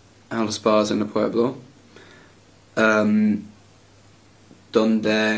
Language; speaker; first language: Spanish; non-native, learner; English